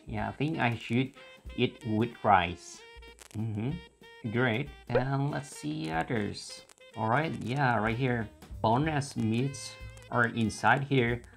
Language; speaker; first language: English; non-native, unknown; Korean